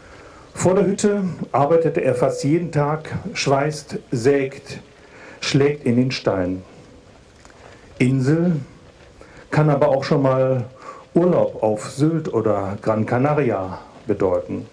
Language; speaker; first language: German; native; German